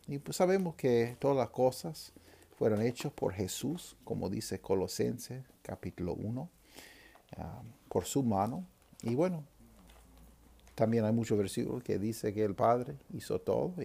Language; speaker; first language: Spanish; non-native, fluent; English